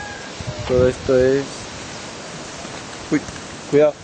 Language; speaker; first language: Spanish; native; Spanish